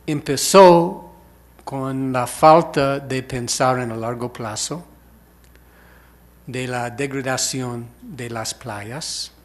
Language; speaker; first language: Spanish; non-native, fluent; English